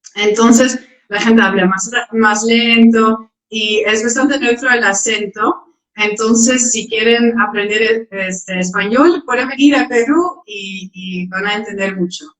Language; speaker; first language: Spanish; non-native, fluent; Dutch